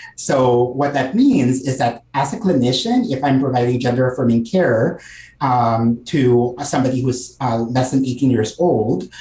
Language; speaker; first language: English; non-native, local second language; Filipino